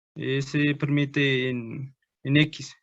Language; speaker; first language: Spanish; native; Spanish